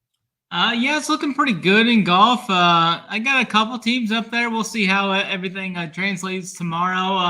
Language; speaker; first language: English; native; English